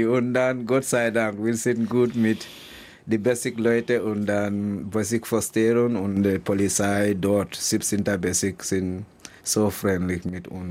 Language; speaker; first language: German; non-native, learner; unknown